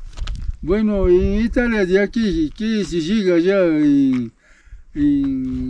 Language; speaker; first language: Spanish; non-native, local second language; Quechua